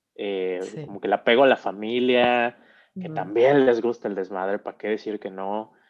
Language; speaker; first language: Spanish; native; Spanish